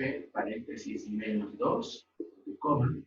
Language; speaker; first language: Spanish; native; Spanish